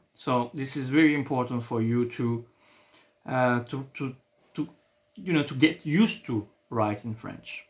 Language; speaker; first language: English; non-native, fluent; French